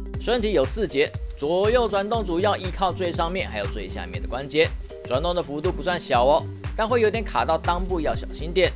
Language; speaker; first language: Chinese; native; Chinese